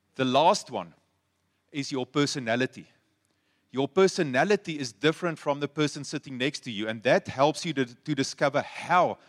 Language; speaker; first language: English; non-native, local second language; Afrikaans